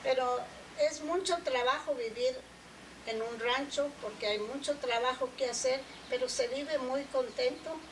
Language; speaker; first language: Spanish; early bilingual, other home language; English